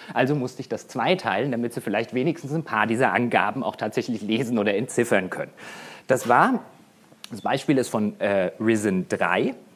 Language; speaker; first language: German; native; German